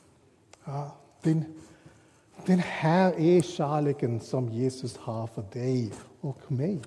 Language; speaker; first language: Swedish; non-native, fluent; English